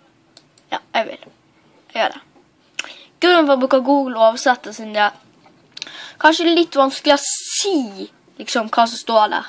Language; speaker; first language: Norwegian; non-native, learner; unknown